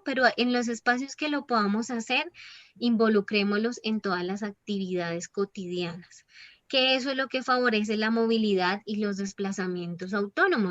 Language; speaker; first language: Spanish; native; Spanish